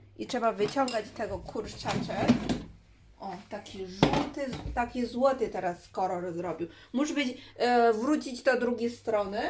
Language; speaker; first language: Polish; non-native, learner; Chinese